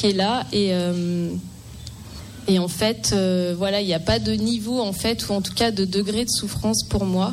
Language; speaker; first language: French; native; French